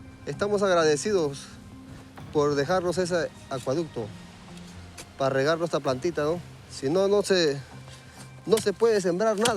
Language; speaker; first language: Spanish; native; Spanish